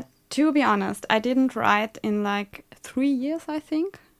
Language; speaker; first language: English; non-native, fluent; German